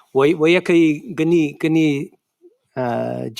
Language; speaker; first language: Chinese; non-native, fluent; English